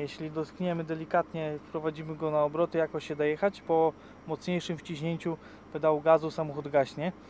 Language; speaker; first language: Polish; native; Polish